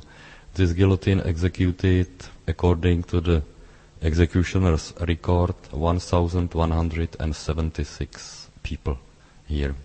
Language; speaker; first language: English; non-native, fluent; Czech